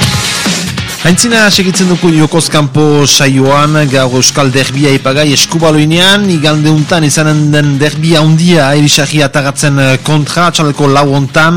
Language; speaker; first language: Basque; native; Basque